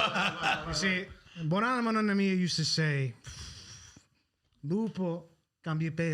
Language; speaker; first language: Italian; early bilingual, heritage; English